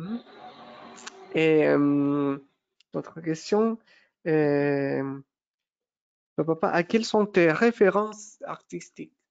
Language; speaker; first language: French; non-native, fluent; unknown